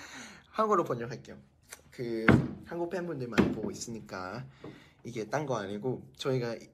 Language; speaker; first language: Korean; non-native, fluent; Thai